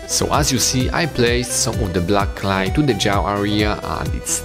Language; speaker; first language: English; non-native, fluent; Polish